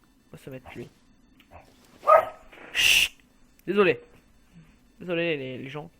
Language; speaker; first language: French; native; French